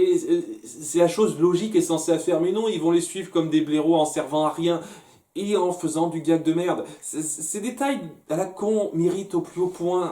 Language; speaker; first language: French; native; French